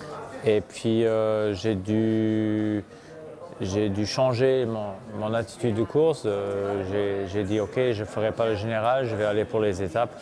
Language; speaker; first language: French; non-native, local second language; Luxembourgish